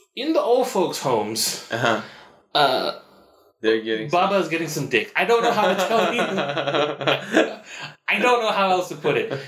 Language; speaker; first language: English; non-native, local second language; Malay